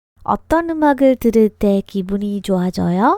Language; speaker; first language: Korean; non-native, fluent; Sinhala